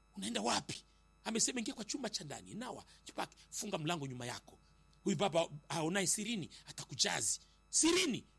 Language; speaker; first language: Swahili; native; Swahili